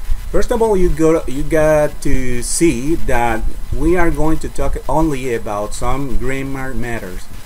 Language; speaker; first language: English; non-native, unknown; Spanish